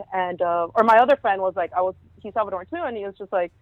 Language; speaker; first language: English; early bilingual, other home language; Spanish